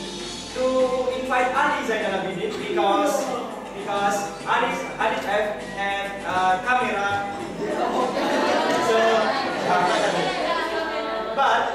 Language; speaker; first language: English; non-native, learner; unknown